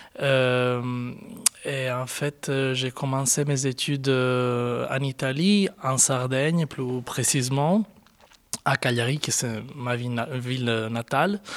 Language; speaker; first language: French; non-native, fluent; Italian